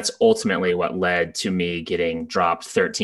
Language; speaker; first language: English; native; English